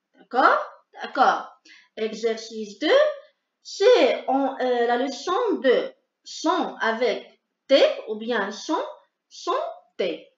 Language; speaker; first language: French; non-native, local second language; Arabic